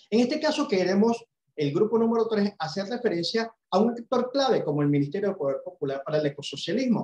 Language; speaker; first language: Spanish; native; Spanish